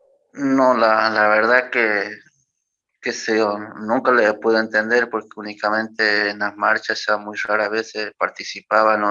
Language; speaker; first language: Spanish; native; Spanish